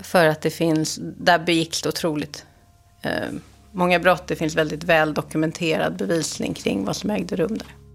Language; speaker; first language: Swedish; native; Swedish